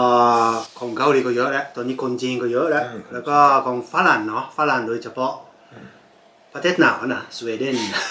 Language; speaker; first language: Thai; non-native, fluent; Japanese